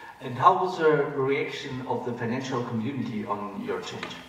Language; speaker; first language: English; non-native, fluent; German